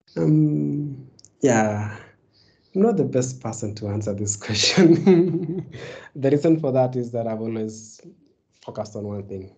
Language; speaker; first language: English; non-native, local second language; Kalenjin